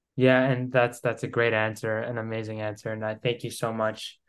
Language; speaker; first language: English; non-native, fluent; Greek